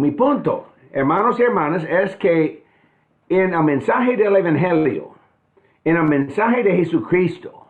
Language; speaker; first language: Spanish; non-native, fluent; English